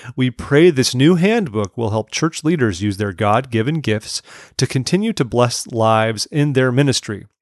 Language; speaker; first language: English; native; English